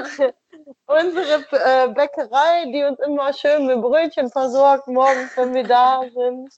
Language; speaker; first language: German; native; German